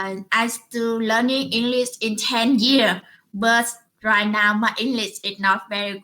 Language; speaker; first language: English; non-native, learner; Vietnamese